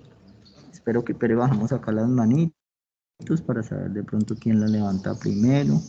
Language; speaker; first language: Spanish; native; Spanish